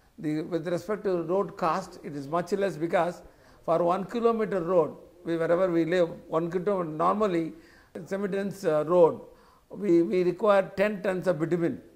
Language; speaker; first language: English; non-native, local second language; Tamil